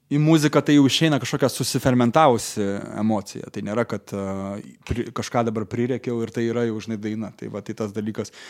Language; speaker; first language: Lithuanian; native; Lithuanian